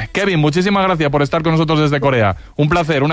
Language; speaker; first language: Spanish; native; Spanish